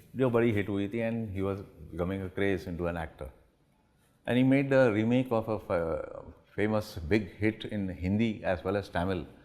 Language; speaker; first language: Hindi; non-native, local second language; Tamil